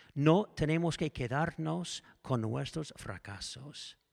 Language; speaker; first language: Spanish; non-native, fluent; English